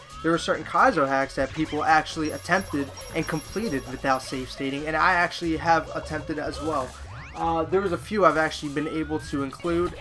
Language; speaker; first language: English; native; English